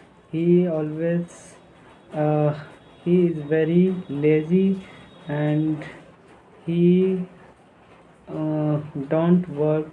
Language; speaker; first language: English; non-native, learner; Hindi